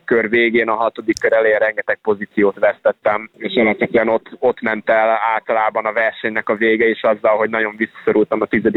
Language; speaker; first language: Hungarian; native; Hungarian